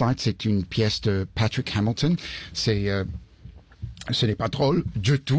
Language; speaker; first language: French; early bilingual, heritage; English